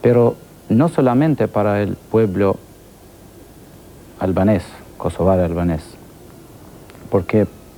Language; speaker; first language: Spanish; non-native, fluent; Albanian